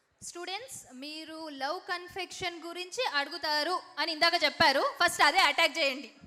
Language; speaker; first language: Telugu; native; Telugu